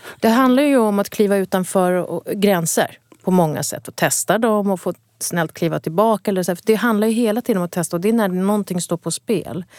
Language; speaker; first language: Swedish; early bilingual, other home language; Kurdish